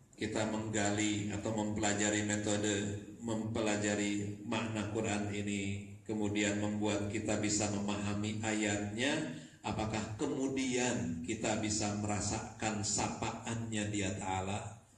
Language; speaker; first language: Indonesian; non-native, local second language; Sundanese